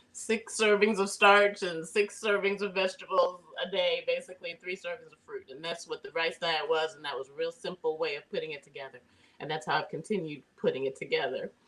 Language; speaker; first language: English; native; English